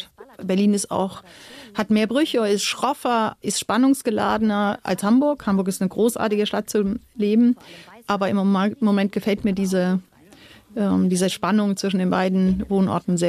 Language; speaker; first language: German; native; German